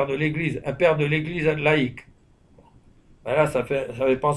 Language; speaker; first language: French; native; French